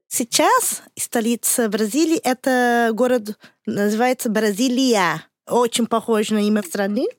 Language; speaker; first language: Russian; non-native, learner; Portuguese